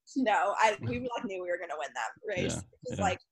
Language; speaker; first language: English; native; English